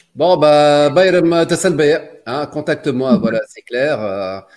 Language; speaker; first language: French; non-native, local second language; Arabic